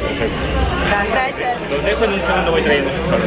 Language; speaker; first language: Spanish; native; Spanish